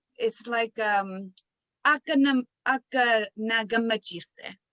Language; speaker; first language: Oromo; non-native, learner; English